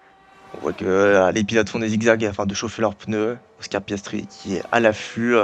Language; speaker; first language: French; native; French